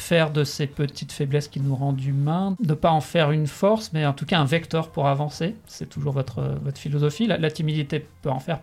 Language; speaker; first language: French; native; French